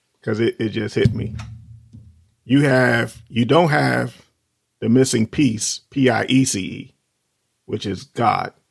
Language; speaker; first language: English; native; English